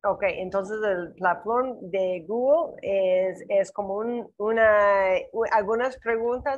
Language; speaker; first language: Spanish; non-native, learner; English